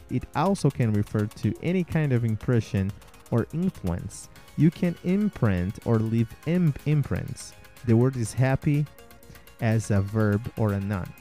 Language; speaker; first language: English; non-native, fluent; Portuguese